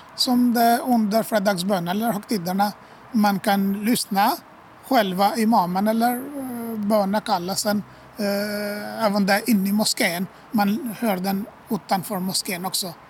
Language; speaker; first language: Swedish; non-native, fluent; Albanian